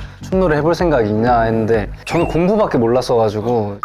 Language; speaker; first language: Korean; native; Korean